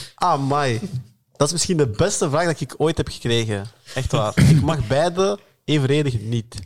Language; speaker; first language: Dutch; early bilingual, other home language; Lingala